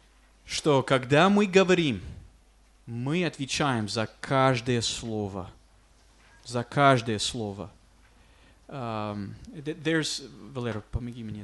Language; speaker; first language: Russian; non-native, fluent; English